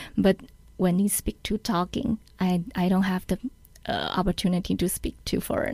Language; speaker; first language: English; non-native, learner; Chinese